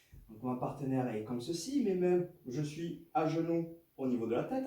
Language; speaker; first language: French; native; French